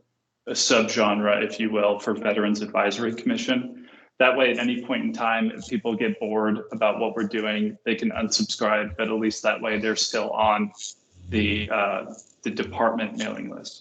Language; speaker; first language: English; native; English